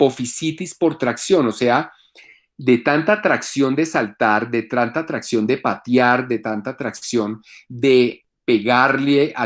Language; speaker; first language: Spanish; native; Spanish